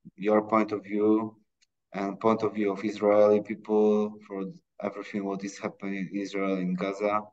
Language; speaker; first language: English; non-native, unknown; Polish